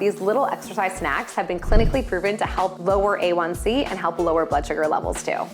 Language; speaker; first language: English; native; English